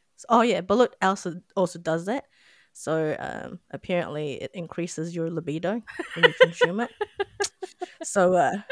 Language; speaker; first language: English; non-native, local second language; Filipino